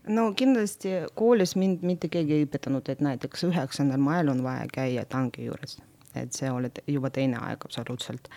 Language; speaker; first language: Estonian; non-native, local second language; Russian